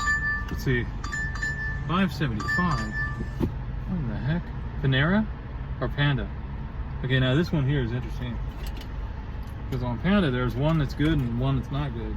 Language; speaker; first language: English; native; English